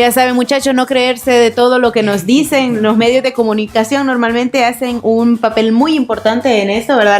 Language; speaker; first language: Spanish; native; Spanish